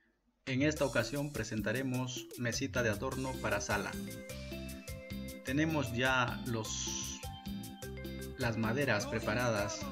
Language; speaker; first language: Spanish; native; Spanish